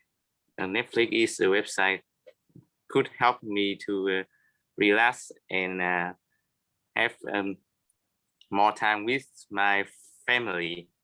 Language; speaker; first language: English; non-native, learner; Vietnamese